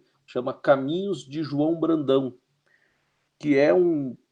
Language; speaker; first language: Portuguese; native; Portuguese